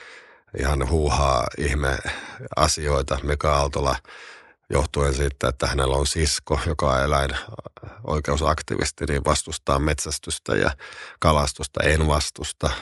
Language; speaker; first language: Finnish; native; Finnish